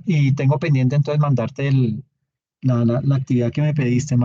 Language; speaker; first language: Spanish; native; Spanish